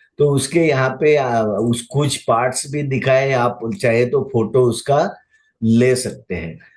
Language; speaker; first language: Hindi; non-native, local second language; Marathi